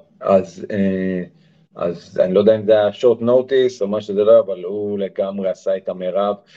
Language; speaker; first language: Hebrew; early bilingual, other home language; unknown